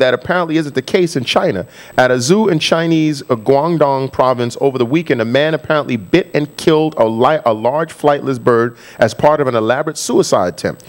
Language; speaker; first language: English; native; English